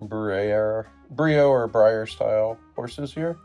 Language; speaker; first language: English; native; English